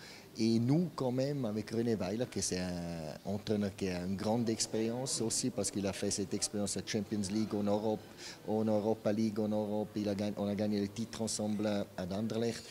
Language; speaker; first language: French; non-native, fluent; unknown